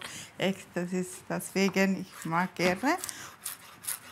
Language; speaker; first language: German; non-native, learner; Tamil